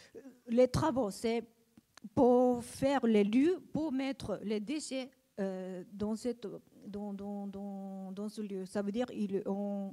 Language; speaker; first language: French; non-native, learner; Japanese